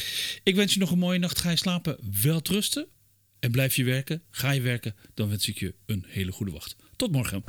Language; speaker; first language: Dutch; native; Dutch